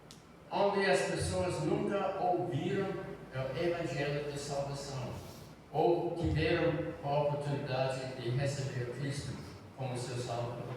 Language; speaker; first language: Portuguese; non-native, fluent; English